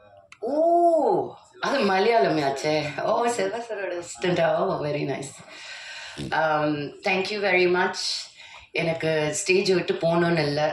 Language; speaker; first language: Tamil; non-native, local second language; Telugu